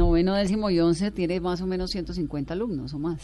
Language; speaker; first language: Spanish; native; Spanish